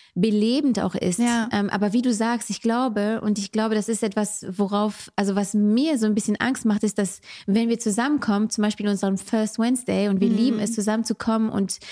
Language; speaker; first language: German; non-native, fluent; French